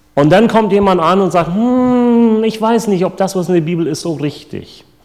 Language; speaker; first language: German; non-native, fluent; English